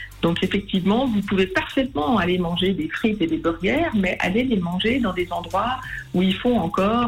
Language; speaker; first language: French; native; French